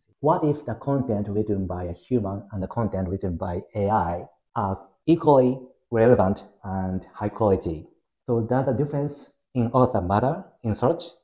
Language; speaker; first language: English; non-native, fluent; Japanese